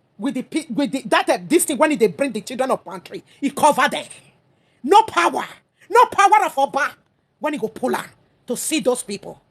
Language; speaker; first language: Nigerian Pidgin; native; Nigerian Pidgin